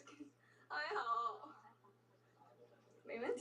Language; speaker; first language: Chinese; non-native, learner; Korean